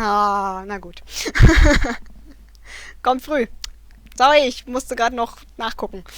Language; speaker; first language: German; native; German